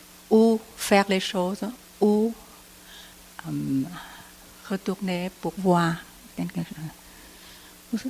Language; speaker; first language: French; non-native, learner; Vietnamese